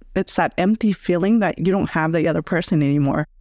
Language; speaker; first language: English; native; English